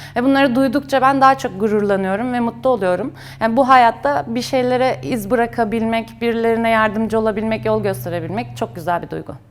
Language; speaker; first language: Turkish; native; Turkish